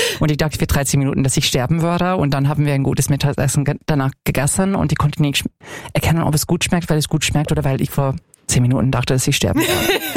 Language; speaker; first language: German; non-native, fluent; English